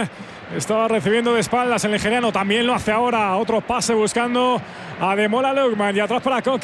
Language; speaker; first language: Spanish; native; Spanish